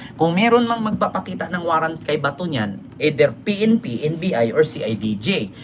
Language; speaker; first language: Filipino; non-native, local second language; Cebuano